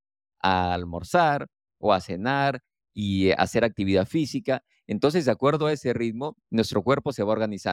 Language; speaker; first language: Spanish; native; Spanish